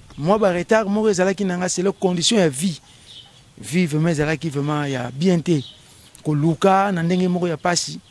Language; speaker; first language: Lingala; non-native, local second language; Kongo